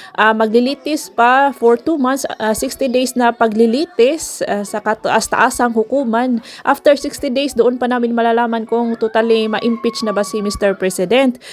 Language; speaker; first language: Filipino; non-native, local second language; Cebuano